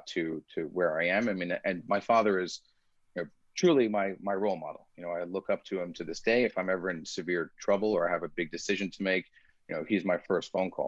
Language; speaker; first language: English; early bilingual, other home language; Persian